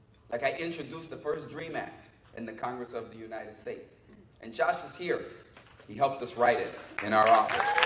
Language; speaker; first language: English; early bilingual, other home language; Spanish